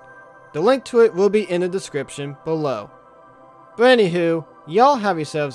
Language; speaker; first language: English; native; English